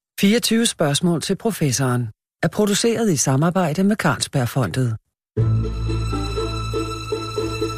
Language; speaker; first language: Danish; native; Danish